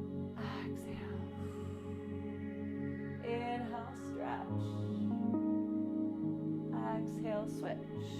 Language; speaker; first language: English; native; English